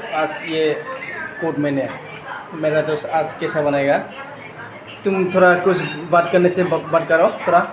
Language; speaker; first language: Hindi; non-native, local second language; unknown